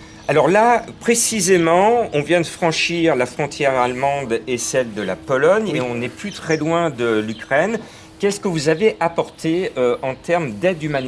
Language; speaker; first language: French; native; French